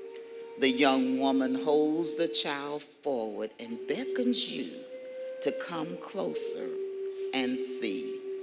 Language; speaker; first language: English; native; English